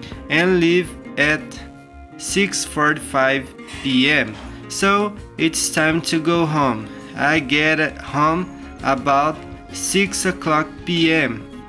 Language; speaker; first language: English; non-native, learner; Portuguese